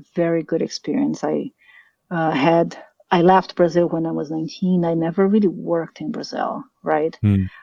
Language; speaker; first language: English; non-native, fluent; Portuguese